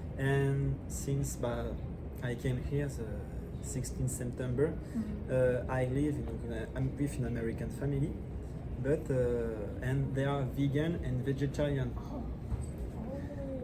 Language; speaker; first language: English; non-native, learner; French